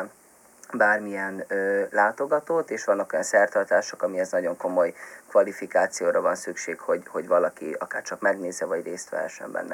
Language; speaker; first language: Hungarian; native; Hungarian